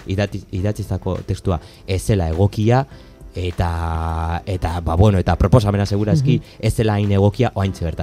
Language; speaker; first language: Basque; native; Basque